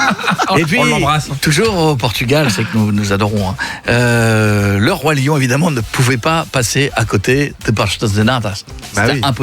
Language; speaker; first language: French; native; French